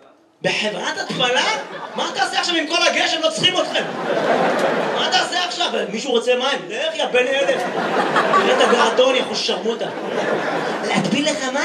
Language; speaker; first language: Hebrew; native; Hebrew